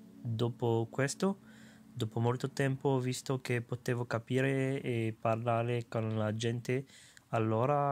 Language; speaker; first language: Italian; non-native, learner; French